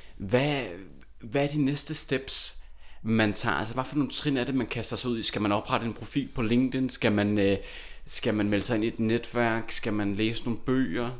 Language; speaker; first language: Danish; native; Danish